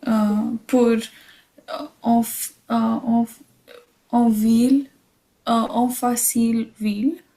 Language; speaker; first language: French; non-native, learner; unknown